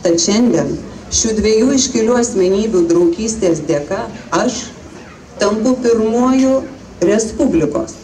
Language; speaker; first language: Lithuanian; non-native, fluent; Czech